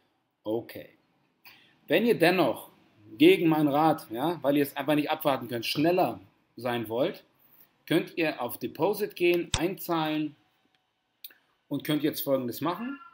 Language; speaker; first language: German; native; German